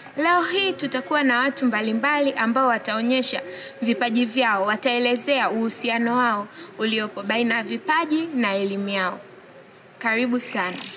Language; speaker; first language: Swahili; native; Swahili